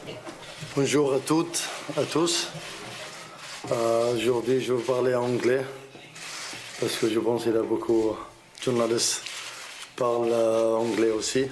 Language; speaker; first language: French; non-native, learner; Arabic